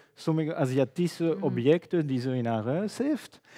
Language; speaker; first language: Dutch; non-native, fluent; French